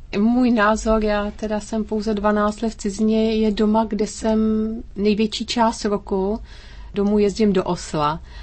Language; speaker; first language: Czech; native; Czech